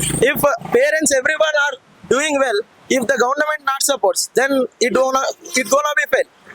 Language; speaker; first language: English; non-native, local second language; Telugu